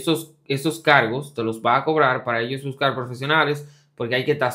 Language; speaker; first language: Spanish; native; Spanish